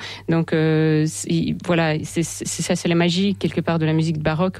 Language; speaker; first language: French; non-native, fluent; Russian